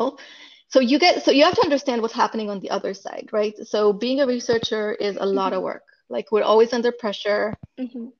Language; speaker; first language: English; non-native, fluent; Hebrew